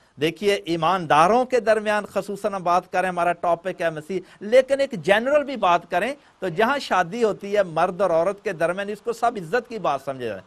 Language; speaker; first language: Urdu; non-native, local second language; Punjabi